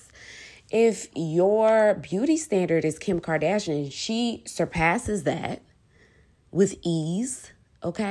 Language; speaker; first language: English; native; English